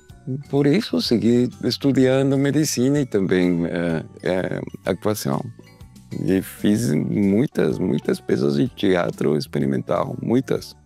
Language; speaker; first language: Portuguese; non-native, learner; Spanish